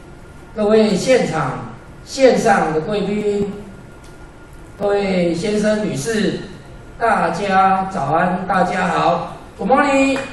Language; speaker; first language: Chinese; native; Chinese